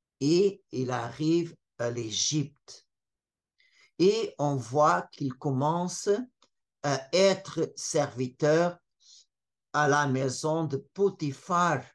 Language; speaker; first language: French; non-native, fluent; Portuguese